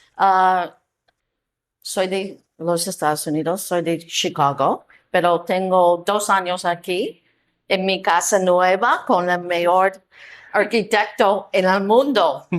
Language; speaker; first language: Spanish; non-native, learner; English